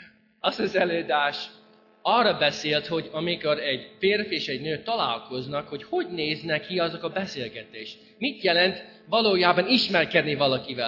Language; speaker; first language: Hungarian; non-native, fluent; English